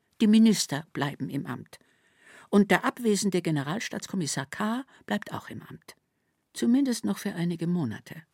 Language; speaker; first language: German; native; German